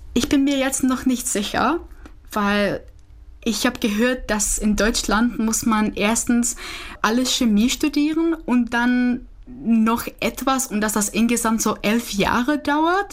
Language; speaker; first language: German; non-native, fluent; Czech